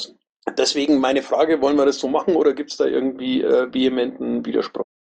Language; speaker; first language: German; native; German